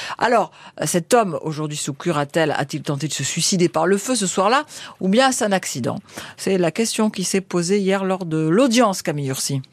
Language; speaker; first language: French; native; French